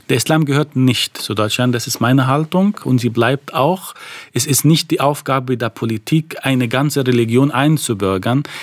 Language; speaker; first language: German; non-native, fluent; Arabic